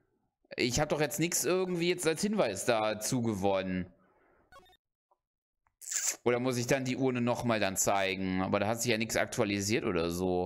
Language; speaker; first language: German; native; German